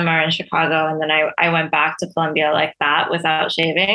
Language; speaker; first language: English; non-native, fluent; Spanish